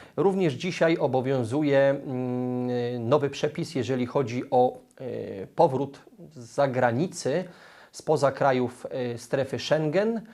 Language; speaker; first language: Polish; native; Polish